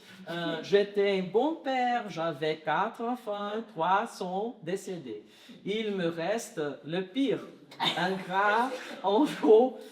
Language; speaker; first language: French; non-native, learner; Portuguese